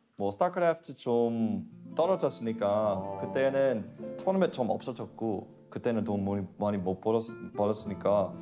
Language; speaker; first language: Korean; non-native, fluent; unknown